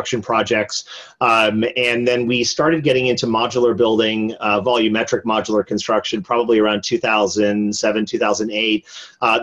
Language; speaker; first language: English; native; English